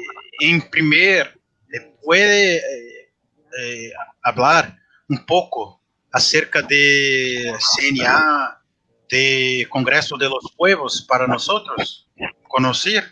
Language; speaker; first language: Spanish; non-native, learner; Portuguese